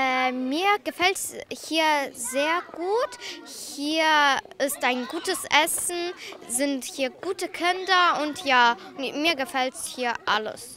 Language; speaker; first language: German; non-native, fluent; Ukrainian